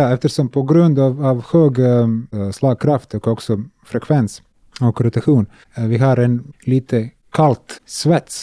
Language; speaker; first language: Swedish; non-native, learner; Serbian